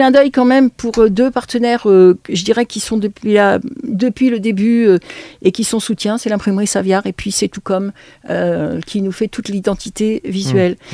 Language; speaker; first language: French; native; French